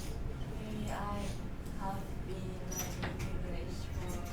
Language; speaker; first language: English; non-native, learner; Japanese